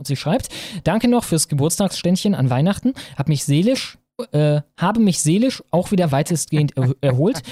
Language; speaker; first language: German; native; German